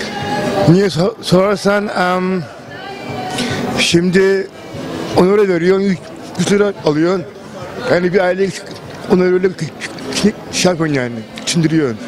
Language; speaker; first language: Turkish; early bilingual, other home language; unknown